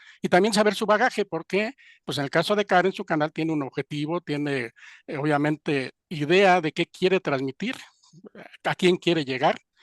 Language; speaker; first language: Spanish; native; Spanish